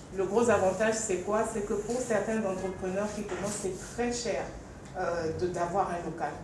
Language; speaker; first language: French; non-native, local second language; Bambara